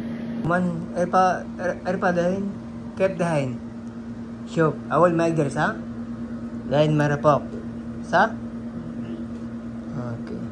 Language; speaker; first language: Arabic; non-native, learner; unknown